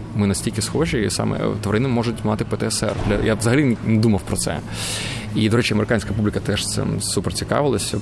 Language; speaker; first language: Ukrainian; native; Ukrainian